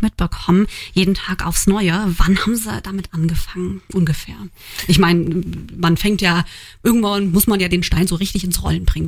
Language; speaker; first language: German; native; German